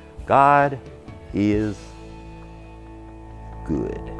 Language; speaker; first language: English; native; English